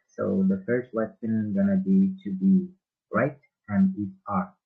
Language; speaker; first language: English; non-native, learner; Uzbek